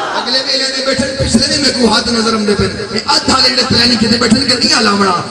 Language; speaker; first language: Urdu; non-native, local second language; Punjabi